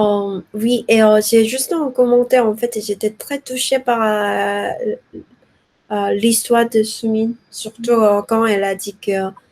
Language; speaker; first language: French; non-native, learner; Korean